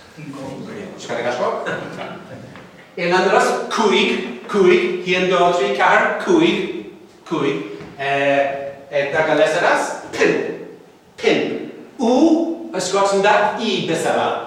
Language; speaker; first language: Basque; non-native, fluent; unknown